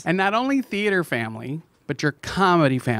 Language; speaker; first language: English; native; English